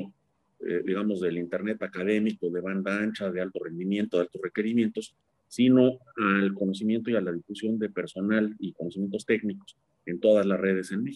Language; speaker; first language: Spanish; native; Spanish